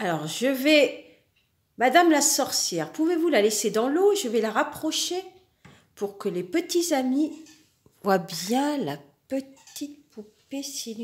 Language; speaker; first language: French; native; French